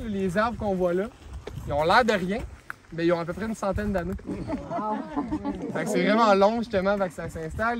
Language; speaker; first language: French; native; French